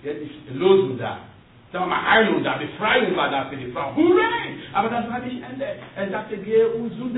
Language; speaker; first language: German; non-native, learner; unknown